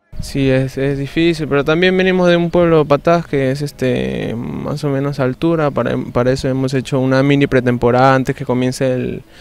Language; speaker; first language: Spanish; native; Spanish